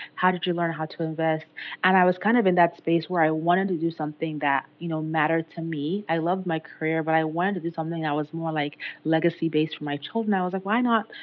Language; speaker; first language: English; non-native, local second language; Yoruba